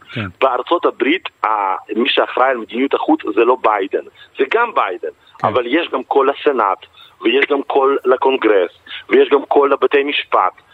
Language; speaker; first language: Hebrew; non-native, fluent; Russian